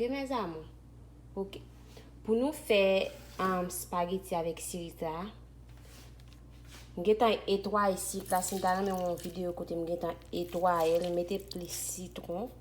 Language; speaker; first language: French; non-native, learner; Haitian Creole